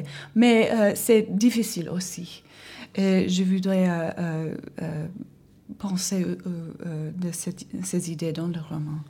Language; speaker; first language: French; non-native, learner; English